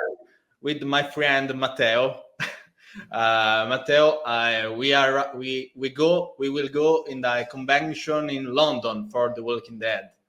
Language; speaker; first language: English; non-native, learner; Italian